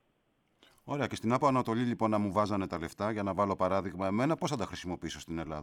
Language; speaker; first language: Greek; native; Greek